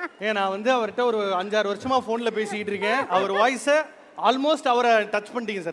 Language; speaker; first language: Tamil; native; Tamil